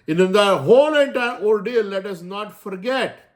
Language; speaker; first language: English; non-native, local second language; Gujarati